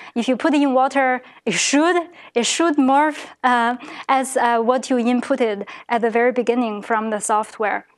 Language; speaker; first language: English; non-native, fluent; Chinese